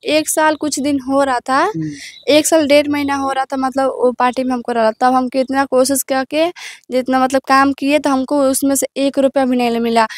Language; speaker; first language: Hindi; native; Hindi